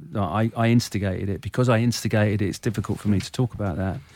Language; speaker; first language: English; native; English